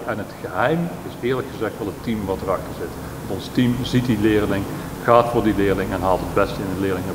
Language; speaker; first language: Dutch; native; Dutch